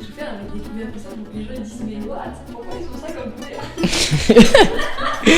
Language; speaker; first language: French; native; French